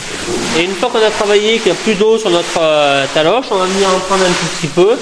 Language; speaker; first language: French; native; French